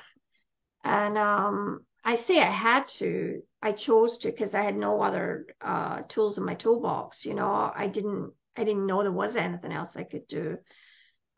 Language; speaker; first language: English; native; English